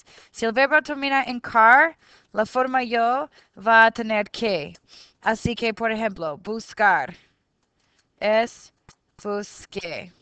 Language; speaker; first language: Spanish; non-native, fluent; English